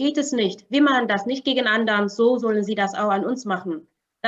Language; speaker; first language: German; non-native, learner; Amharic